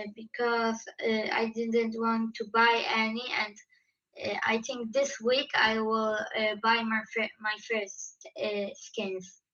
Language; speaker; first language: English; non-native, fluent; Polish